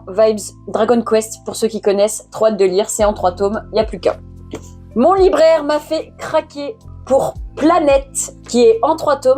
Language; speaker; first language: French; native; French